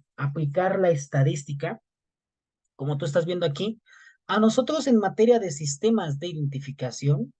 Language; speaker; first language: Spanish; native; Spanish